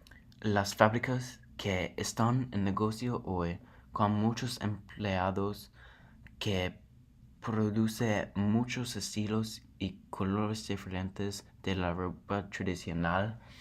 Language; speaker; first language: Spanish; non-native, learner; English